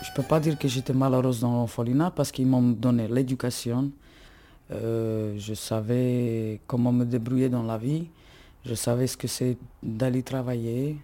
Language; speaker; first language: French; non-native, fluent; Romany